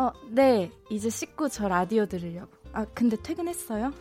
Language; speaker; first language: Korean; native; Korean